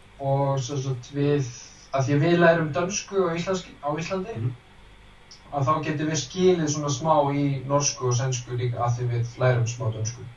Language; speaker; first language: Icelandic; native; Icelandic